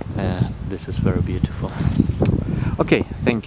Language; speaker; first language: English; non-native, learner; Ukrainian